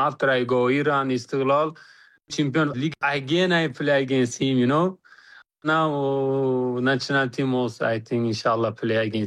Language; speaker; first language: English; non-native, learner; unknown